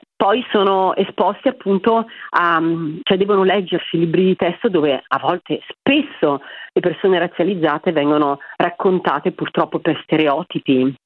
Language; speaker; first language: Italian; native; Italian